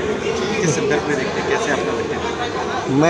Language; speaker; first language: Hindi; native; Hindi